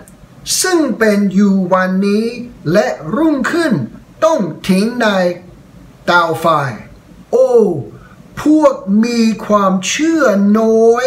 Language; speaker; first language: Thai; non-native, fluent; English